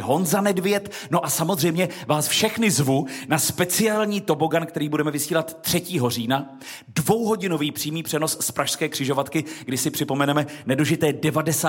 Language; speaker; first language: Czech; native; Czech